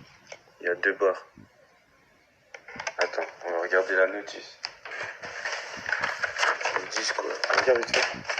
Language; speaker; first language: French; native; French